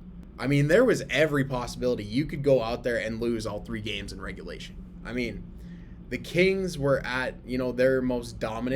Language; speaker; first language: English; native; English